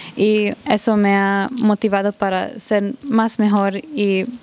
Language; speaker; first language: Spanish; early bilingual, heritage; Spanish